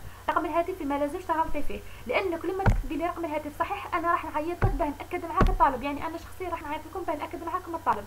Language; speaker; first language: Arabic; native; Arabic